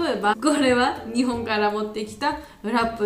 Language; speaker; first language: Japanese; non-native, learner; Georgian